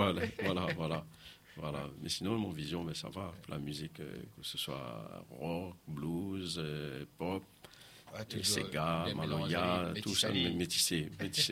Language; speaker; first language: French; non-native, local second language; Réunion Creole French